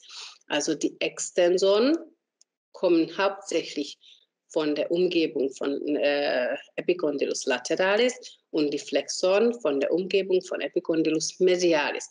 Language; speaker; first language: German; non-native, fluent; Hungarian